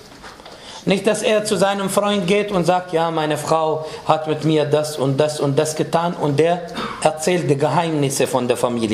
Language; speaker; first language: German; non-native, fluent; Arabic